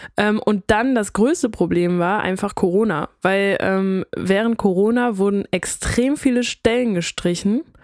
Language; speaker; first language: German; native; German